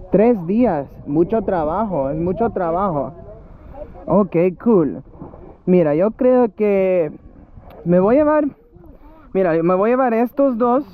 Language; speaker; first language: Spanish; early bilingual, heritage; English